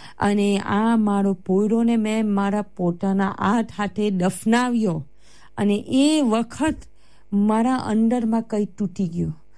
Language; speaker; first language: Gujarati; early bilingual, heritage; Gujarati